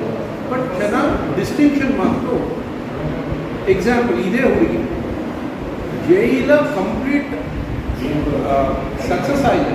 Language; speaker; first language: Kannada; non-native, local second language; Telugu